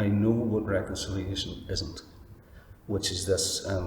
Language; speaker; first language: English; native; English